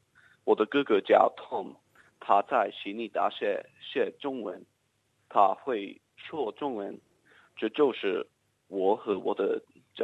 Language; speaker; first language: Chinese; non-native, learner; English